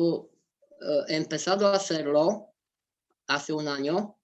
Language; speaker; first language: Spanish; non-native, fluent; Romanian